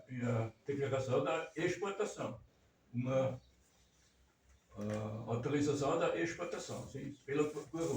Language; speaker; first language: Portuguese; non-native, learner; German